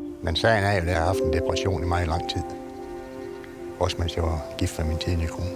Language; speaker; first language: Danish; native; Danish